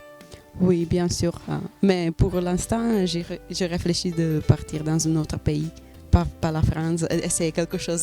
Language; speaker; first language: French; non-native, learner; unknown